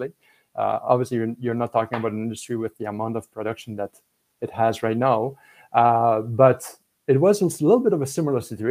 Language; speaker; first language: English; non-native, fluent; French